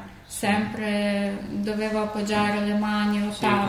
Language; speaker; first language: Italian; non-native, learner; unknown